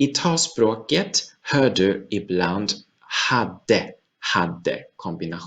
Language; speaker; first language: Swedish; non-native, fluent; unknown